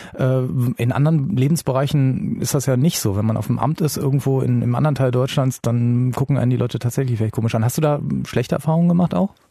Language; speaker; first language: German; native; German